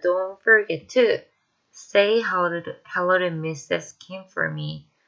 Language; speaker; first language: English; non-native, fluent; Korean